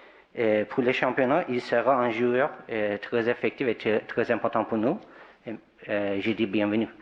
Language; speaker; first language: French; non-native, fluent; Turkish